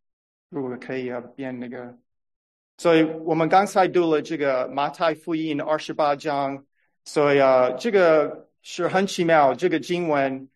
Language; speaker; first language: Chinese; non-native, fluent; English